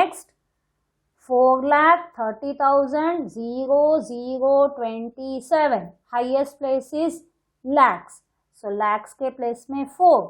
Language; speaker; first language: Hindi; non-native, local second language; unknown